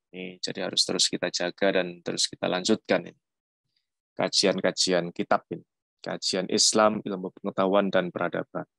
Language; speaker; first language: Indonesian; non-native, local second language; Javanese